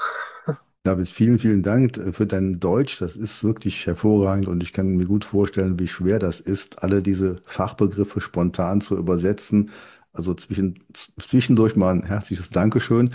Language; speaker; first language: German; native; German